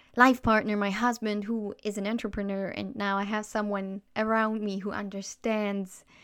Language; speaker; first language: English; non-native, fluent; German